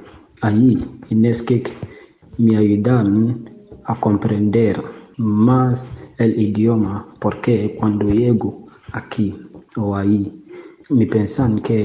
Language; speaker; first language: Spanish; non-native, learner; English